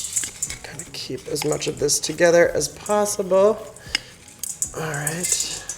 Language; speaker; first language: English; native; English